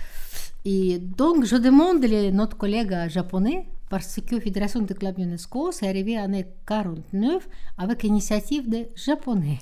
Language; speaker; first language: French; non-native, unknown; Russian